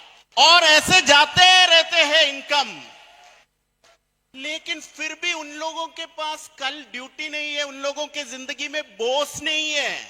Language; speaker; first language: Hindi; non-native, fluent; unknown